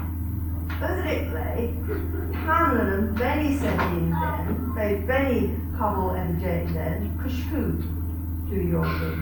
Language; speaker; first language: Turkish; non-native, fluent; English